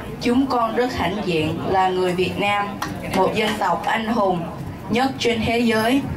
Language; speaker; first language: Vietnamese; early bilingual, heritage; Vietnamese